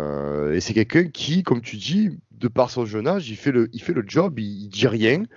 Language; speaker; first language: French; native; French